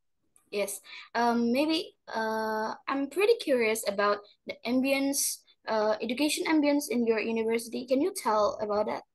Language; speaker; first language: English; non-native, learner; Indonesian